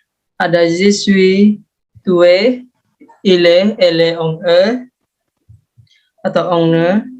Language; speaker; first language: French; non-native, learner; Indonesian